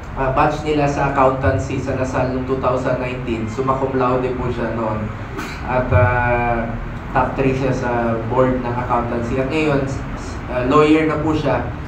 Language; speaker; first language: Filipino; native; Filipino